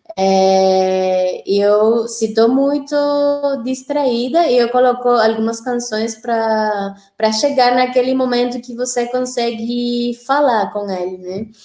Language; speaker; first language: Portuguese; non-native, fluent; Spanish